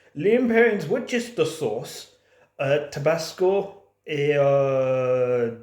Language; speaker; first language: French; non-native, learner; English